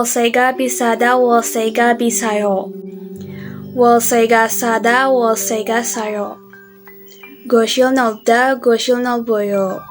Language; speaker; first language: Korean; non-native, learner; Indonesian